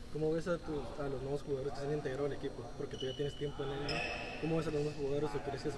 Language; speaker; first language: Spanish; native; Spanish